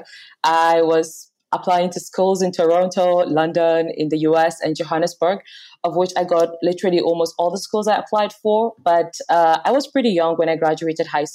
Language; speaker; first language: English; non-native, local second language; Hausa